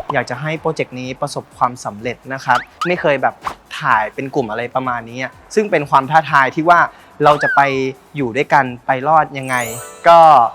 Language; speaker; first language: Thai; native; Thai